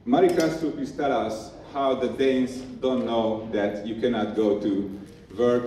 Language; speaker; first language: English; non-native, fluent; Hungarian